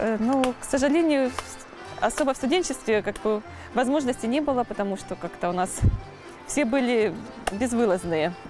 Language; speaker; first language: Russian; native; Russian